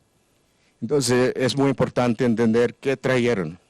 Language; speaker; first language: Spanish; non-native, learner; English